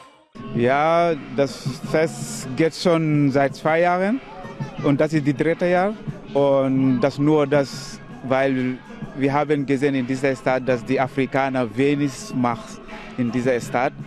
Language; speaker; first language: German; non-native, learner; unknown